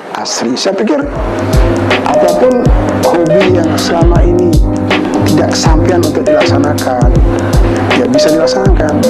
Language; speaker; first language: Indonesian; non-native, local second language; Balinese